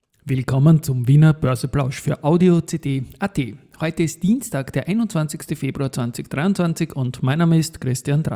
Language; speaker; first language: German; native; German